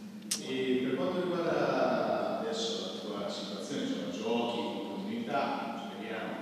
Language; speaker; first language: Italian; native; Italian